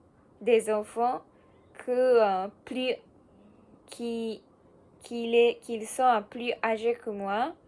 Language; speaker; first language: French; non-native, learner; Japanese